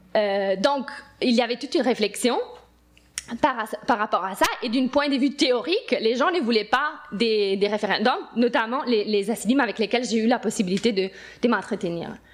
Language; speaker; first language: French; non-native, fluent; Italian